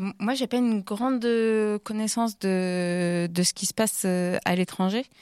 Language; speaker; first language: French; native; French